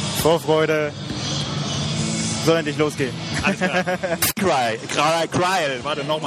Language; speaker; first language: German; native; German